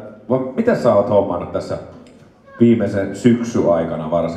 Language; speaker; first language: Finnish; native; Finnish